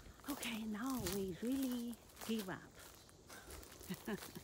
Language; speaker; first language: English; non-native, learner; Chinese